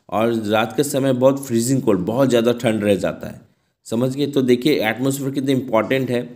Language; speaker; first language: Hindi; non-native, local second language; Bangla